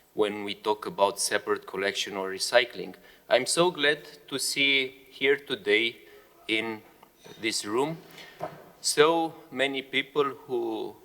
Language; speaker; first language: English; non-native, fluent; Romanian